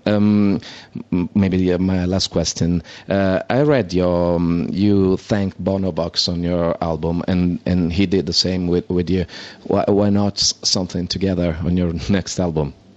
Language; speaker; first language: English; non-native, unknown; Italian